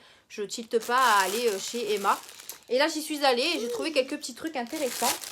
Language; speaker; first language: French; native; French